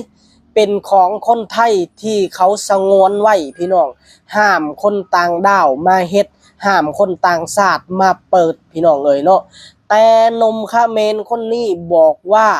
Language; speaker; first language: Thai; non-native, local second language; Lao